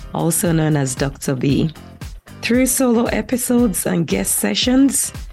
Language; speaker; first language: English; non-native, local second language; Yoruba